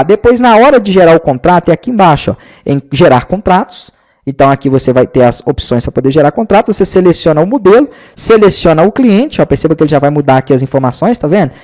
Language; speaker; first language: Portuguese; native; Portuguese